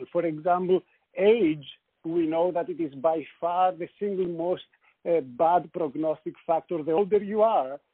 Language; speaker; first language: English; non-native, fluent; Greek